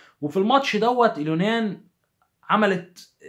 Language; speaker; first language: Arabic; native; Arabic